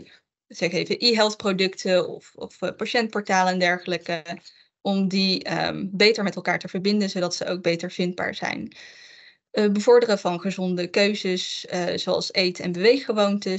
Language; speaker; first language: Dutch; native; Dutch